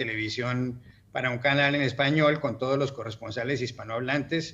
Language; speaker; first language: Spanish; native; Spanish